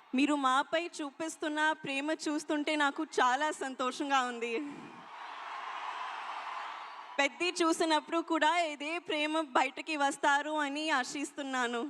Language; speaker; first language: Telugu; non-native, learner; Hindi